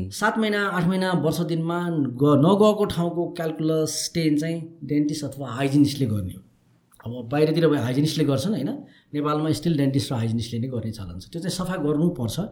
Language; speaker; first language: Nepali; native; Nepali